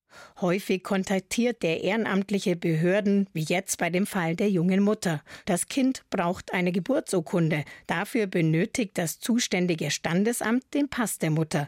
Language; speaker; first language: German; native; German